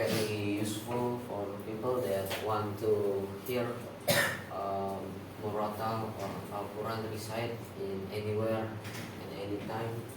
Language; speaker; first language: English; non-native, learner; Indonesian